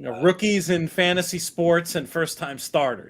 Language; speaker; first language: English; native; English